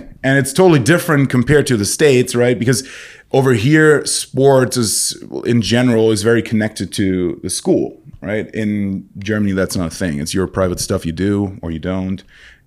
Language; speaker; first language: English; non-native, fluent; German